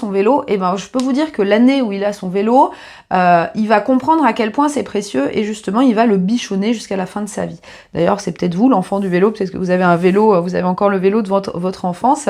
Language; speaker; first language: French; native; French